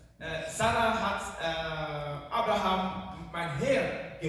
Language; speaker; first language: German; non-native, fluent; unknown